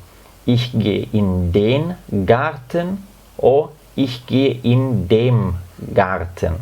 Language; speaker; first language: German; non-native, fluent; Spanish